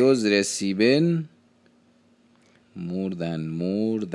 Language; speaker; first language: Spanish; non-native, learner; Hindi